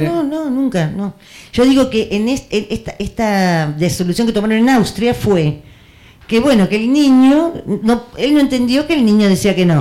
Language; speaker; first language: Spanish; native; Spanish